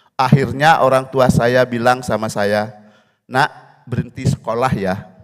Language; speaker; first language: Indonesian; non-native, local second language; Balinese